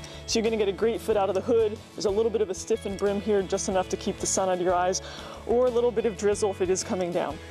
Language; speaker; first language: English; native; English